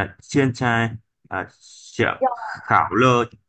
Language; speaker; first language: Chinese; non-native, learner; Vietnamese